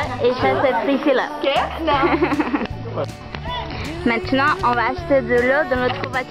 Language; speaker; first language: French; non-native, learner; Portuguese